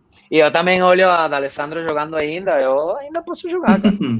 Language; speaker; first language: Portuguese; non-native, fluent; Spanish